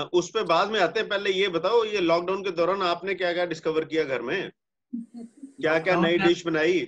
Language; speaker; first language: Hindi; native; Hindi